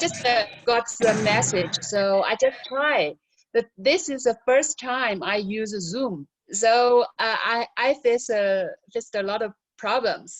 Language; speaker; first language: English; non-native, learner; Chinese